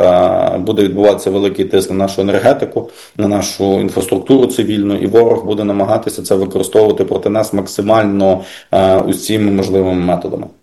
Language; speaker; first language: Ukrainian; native; Ukrainian